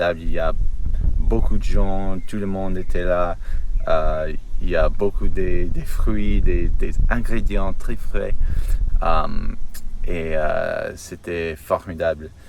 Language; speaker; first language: French; non-native, learner; English